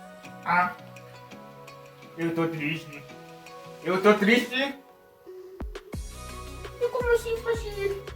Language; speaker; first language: Portuguese; non-native, learner; Haitian Creole